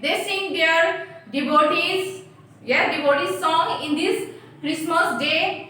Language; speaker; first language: English; non-native, local second language; Nepali